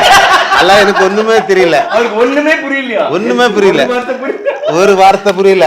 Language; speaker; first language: Tamil; non-native, learner; Malayalam